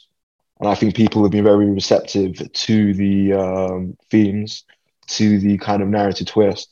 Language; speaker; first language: English; native; English